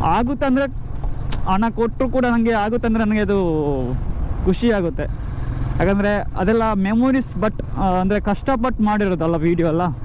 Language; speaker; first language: Kannada; non-native, local second language; Tulu